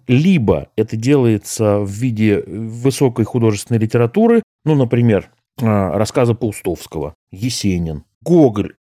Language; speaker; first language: Russian; native; Russian